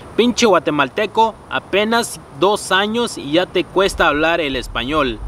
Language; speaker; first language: Spanish; non-native, fluent; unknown